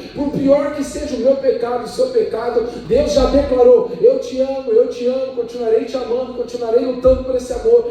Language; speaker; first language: Portuguese; early bilingual, other home language; Spanish